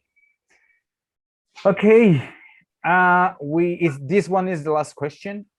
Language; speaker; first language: English; non-native, learner; Spanish